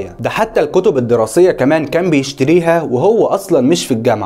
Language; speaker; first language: Arabic; native; Arabic